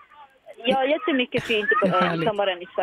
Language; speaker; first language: Swedish; non-native, learner; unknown